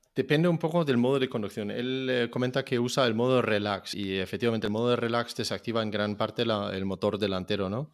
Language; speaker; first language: Spanish; non-native, fluent; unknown